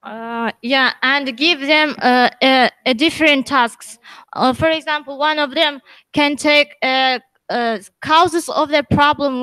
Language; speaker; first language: English; non-native, learner; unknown